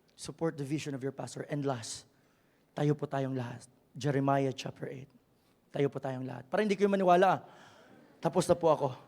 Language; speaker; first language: Filipino; native; Filipino